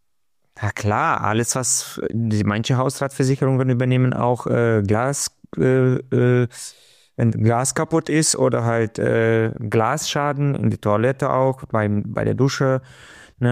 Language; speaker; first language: German; non-native, fluent; Romanian